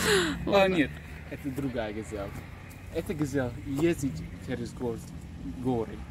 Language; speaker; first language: Russian; non-native, learner; English